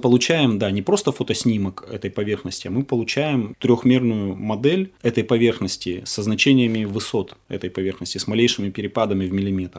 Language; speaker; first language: Russian; native; Russian